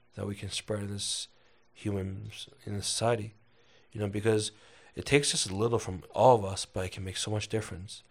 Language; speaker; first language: English; early bilingual, other home language; Chinese